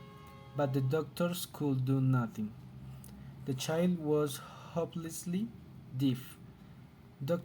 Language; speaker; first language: English; non-native, learner; Spanish